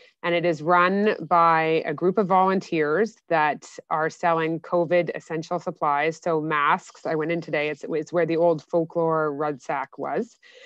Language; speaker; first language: English; native; English